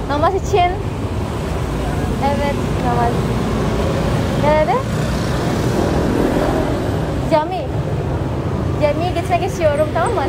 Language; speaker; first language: Turkish; non-native, learner; Indonesian